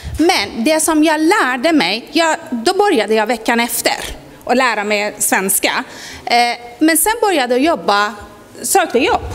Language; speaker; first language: Swedish; non-native, fluent; Persian